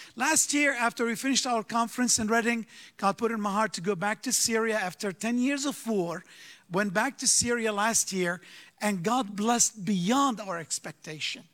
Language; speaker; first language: English; early bilingual, other home language; Arabic